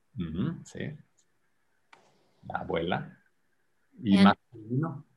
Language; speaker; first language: Spanish; native; Spanish